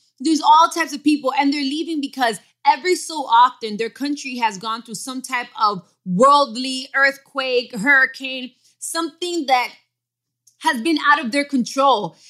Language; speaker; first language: English; early bilingual, other home language; Spanish